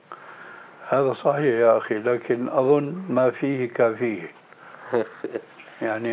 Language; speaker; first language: Arabic; native; Arabic